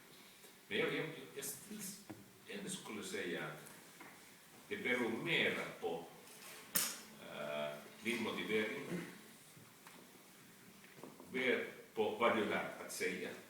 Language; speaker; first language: Swedish; non-native, fluent; Finnish